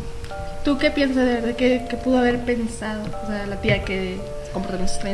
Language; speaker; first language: Spanish; native; Spanish